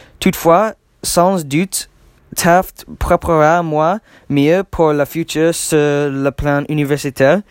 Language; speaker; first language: French; non-native, learner; English